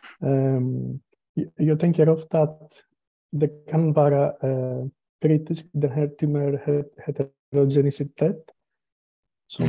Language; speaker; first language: Swedish; non-native, fluent; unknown